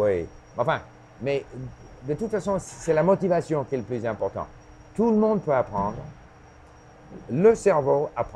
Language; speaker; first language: French; non-native, local second language; English